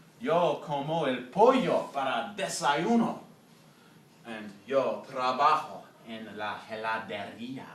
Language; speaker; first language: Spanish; non-native, learner; English